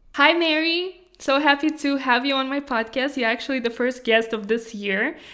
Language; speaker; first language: English; non-native, fluent; Kazakh